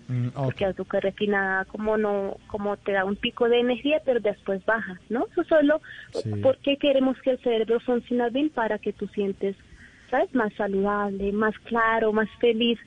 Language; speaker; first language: Spanish; non-native, learner; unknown